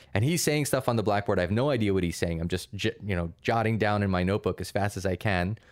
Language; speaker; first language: English; early bilingual, other home language; Russian